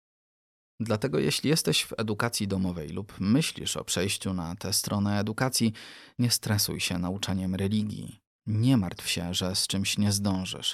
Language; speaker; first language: Polish; native; Polish